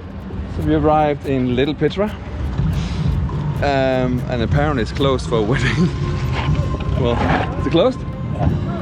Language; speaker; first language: English; non-native, fluent; Danish